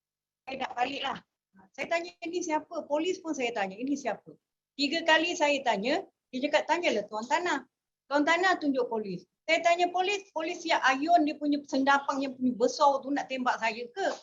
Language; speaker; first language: Malay; native; Malay